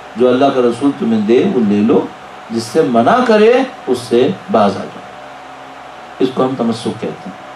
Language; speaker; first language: Urdu; native; Urdu